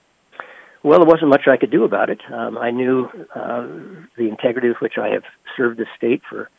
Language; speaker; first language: English; native; English